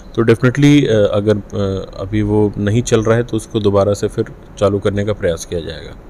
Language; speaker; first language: Hindi; native; Hindi